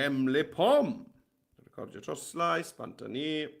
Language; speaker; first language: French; non-native, learner; Welsh